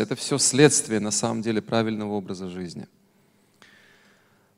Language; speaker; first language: Russian; native; Russian